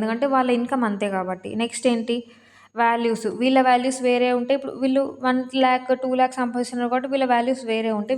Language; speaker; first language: Telugu; native; Telugu